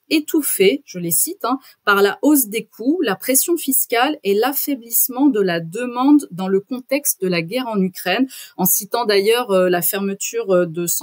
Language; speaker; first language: French; native; French